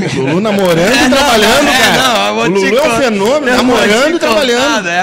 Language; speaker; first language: Portuguese; native; Portuguese